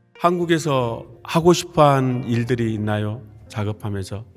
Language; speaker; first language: Korean; native; Korean